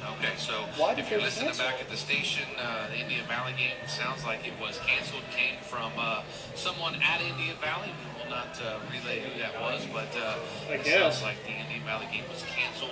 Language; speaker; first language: English; native; English